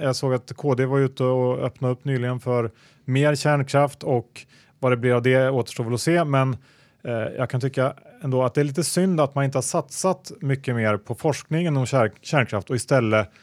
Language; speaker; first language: Swedish; native; Swedish